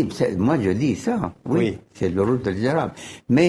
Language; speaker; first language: French; non-native, fluent; Arabic